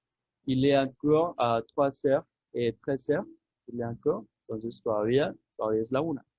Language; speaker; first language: French; non-native, fluent; Spanish